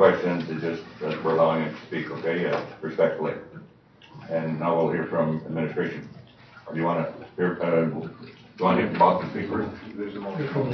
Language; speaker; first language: English; native; English